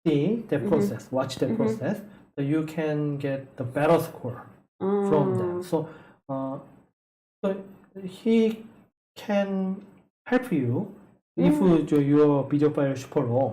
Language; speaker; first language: English; non-native, learner; Korean